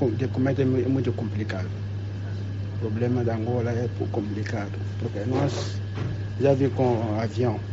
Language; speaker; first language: Portuguese; non-native, learner; French